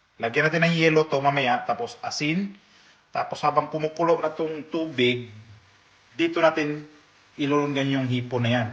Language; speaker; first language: Filipino; native; Filipino